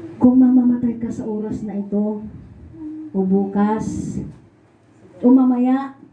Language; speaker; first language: Filipino; non-native, local second language; Iloko